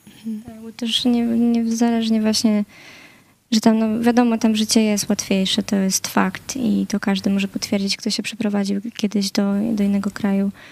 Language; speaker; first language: Polish; native; Polish